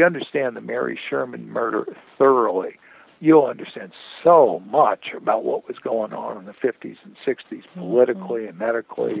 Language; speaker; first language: English; native; English